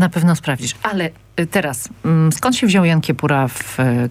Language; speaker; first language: Polish; native; Polish